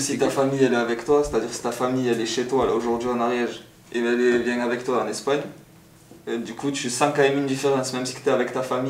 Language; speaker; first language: French; non-native, local second language; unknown